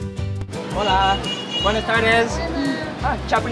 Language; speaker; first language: Spanish; non-native, learner; English